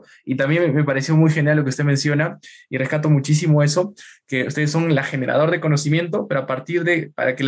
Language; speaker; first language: Spanish; native; Spanish